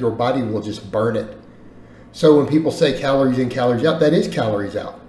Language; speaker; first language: English; native; English